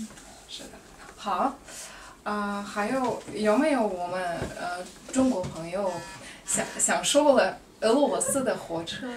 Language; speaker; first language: Chinese; non-native, fluent; Russian